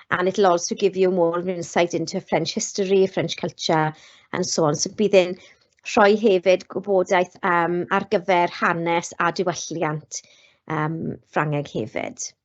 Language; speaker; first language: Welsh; non-native, local second language; English